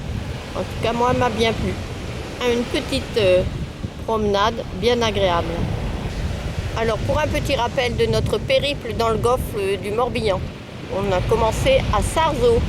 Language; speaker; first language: French; native; French